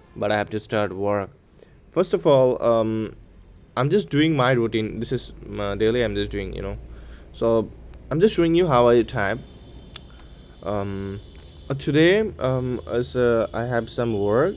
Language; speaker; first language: English; non-native, local second language; Bangla